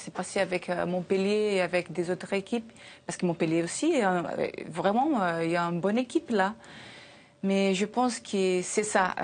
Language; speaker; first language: French; non-native, learner; Portuguese